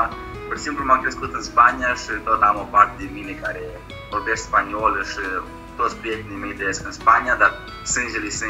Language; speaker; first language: Romanian; early bilingual, heritage; Romanian